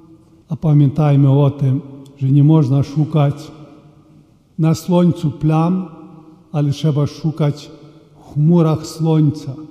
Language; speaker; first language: Polish; early bilingual, heritage; Polish